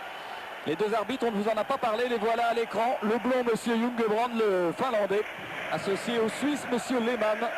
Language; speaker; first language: French; native; French